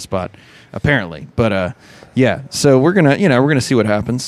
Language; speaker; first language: English; early bilingual, other home language; Russian